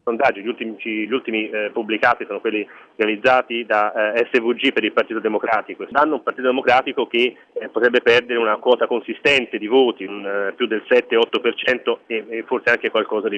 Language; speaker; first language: Italian; native; Italian